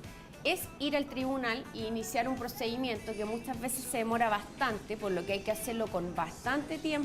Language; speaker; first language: Spanish; native; Spanish